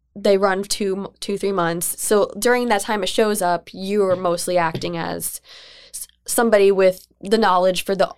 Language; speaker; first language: English; native; English